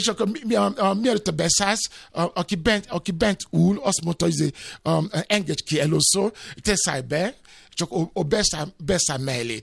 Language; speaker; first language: Hungarian; non-native, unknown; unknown